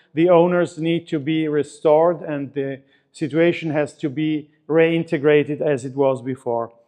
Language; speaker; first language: English; non-native, fluent; Italian